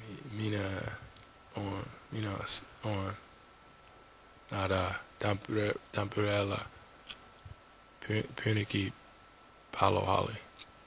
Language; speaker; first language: Finnish; non-native, learner; English